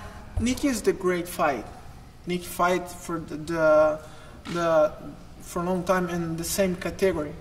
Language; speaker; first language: English; non-native, learner; Portuguese